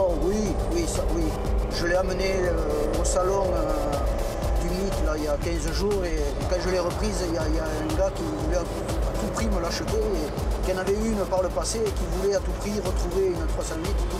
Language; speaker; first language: French; native; French